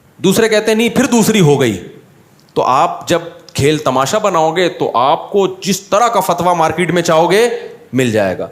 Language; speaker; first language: Urdu; native; Urdu